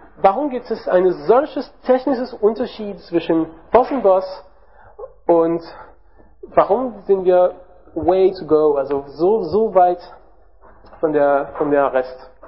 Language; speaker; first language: German; non-native, learner; French